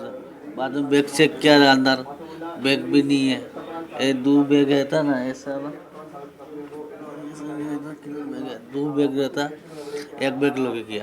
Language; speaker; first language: Hindi; non-native, local second language; Bangla